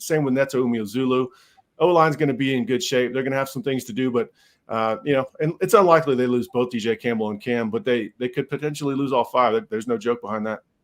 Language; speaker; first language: English; native; English